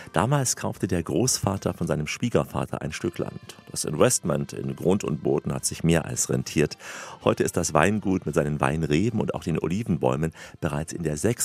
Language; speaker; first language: German; native; German